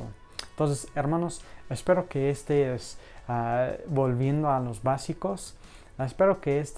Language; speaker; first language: Spanish; non-native, fluent; English